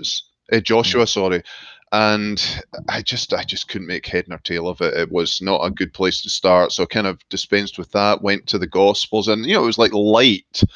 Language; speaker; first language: English; native; English